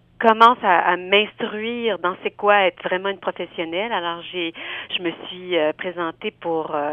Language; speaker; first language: French; native; French